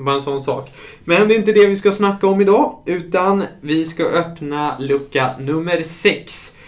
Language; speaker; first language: Swedish; native; Swedish